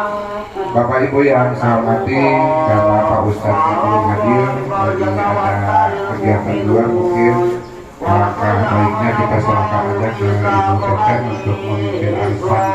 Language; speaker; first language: Indonesian; non-native, local second language; Sundanese